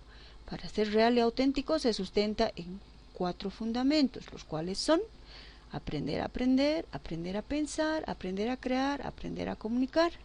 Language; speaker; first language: Spanish; native; Spanish